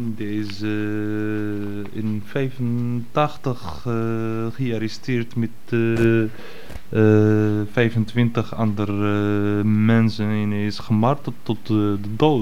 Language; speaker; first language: Dutch; non-native, fluent; Arabic